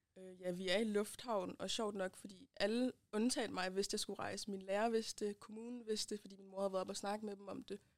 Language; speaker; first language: Danish; early bilingual, other home language; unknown